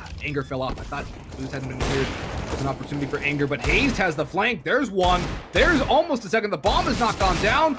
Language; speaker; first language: English; native; English